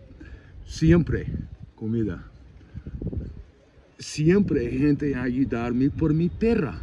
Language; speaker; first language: Spanish; non-native, learner; English